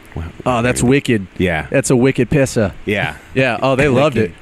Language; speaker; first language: English; native; English